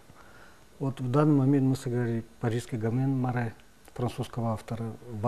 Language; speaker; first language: Russian; non-native, local second language; Tajik